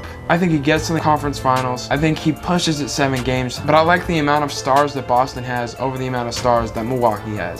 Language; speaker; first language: English; native; English